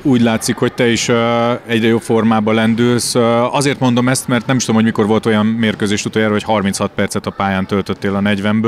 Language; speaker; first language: Hungarian; native; Hungarian